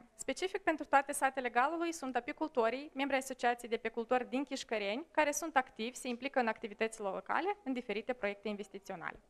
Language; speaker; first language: Romanian; native; Romanian